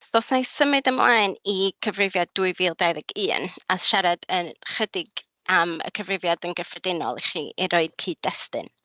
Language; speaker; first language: Welsh; native; Welsh